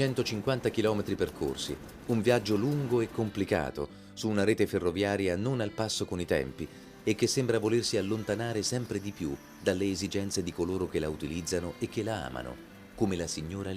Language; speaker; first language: Italian; native; Italian